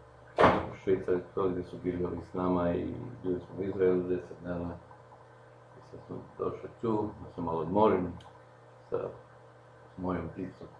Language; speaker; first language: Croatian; non-native, local second language; Slovenian